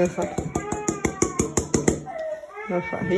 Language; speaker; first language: French; native; French